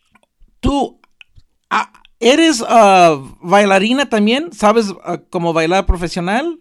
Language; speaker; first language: Spanish; early bilingual, heritage; Spanish